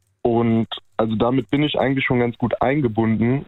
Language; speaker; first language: German; native; German